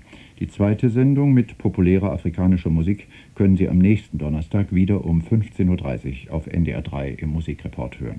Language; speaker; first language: German; native; German